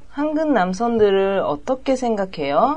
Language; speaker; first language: Korean; non-native, learner; Japanese